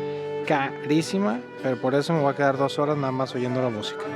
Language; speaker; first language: Spanish; native; Spanish